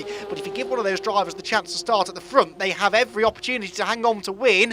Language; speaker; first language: English; native; English